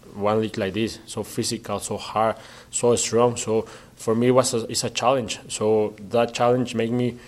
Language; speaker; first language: English; non-native, learner; Spanish